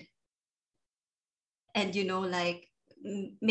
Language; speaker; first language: English; non-native, local second language; Filipino